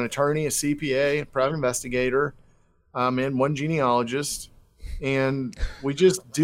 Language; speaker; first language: English; native; English